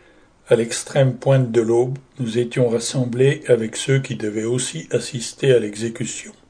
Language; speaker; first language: French; native; French